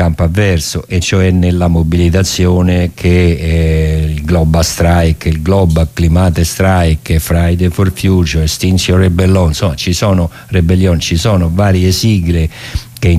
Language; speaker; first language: Italian; native; Italian